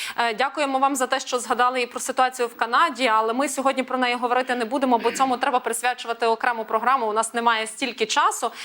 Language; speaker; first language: Ukrainian; native; Ukrainian